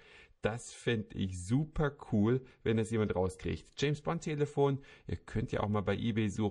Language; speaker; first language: German; native; German